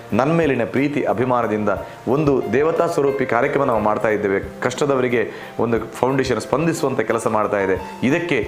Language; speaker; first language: Kannada; non-native, local second language; Tulu